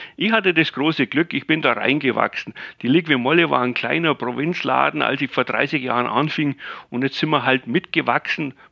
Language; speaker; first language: German; native; German